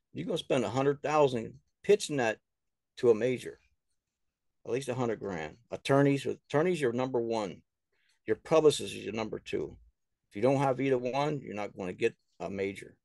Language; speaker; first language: English; native; English